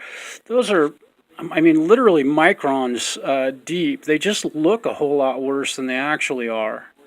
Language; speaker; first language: English; native; English